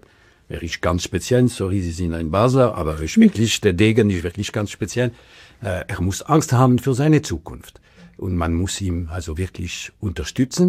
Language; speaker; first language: German; non-native, local second language; French